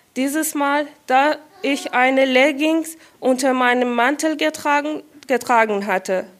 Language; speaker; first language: German; non-native, fluent; Persian